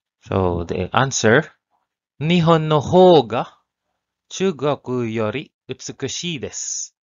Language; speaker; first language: Japanese; non-native, learner; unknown